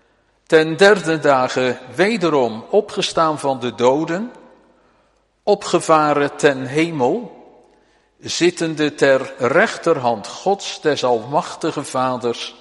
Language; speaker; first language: Dutch; native; Dutch